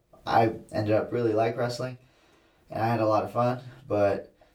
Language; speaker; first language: English; early bilingual, other home language; Assyrian Neo-Aramaic